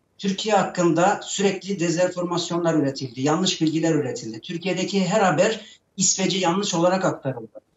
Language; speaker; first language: Turkish; native; Turkish